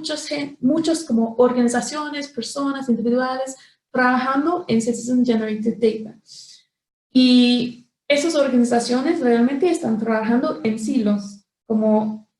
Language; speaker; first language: Spanish; non-native, fluent; English